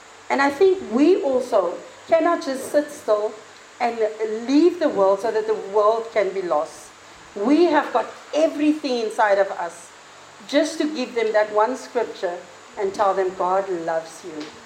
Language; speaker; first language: English; non-native, local second language; Afrikaans